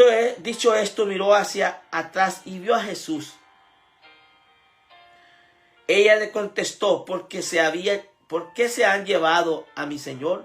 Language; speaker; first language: Spanish; native; Spanish